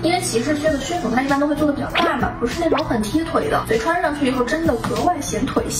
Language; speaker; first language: Chinese; native; Chinese